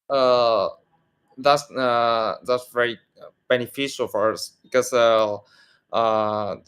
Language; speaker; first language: English; non-native, learner; Vietnamese